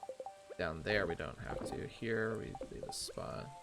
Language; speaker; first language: English; native; English